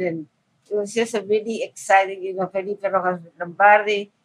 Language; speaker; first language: English; early bilingual, other home language; Spanish